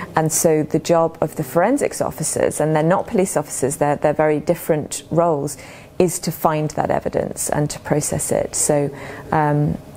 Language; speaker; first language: English; native; English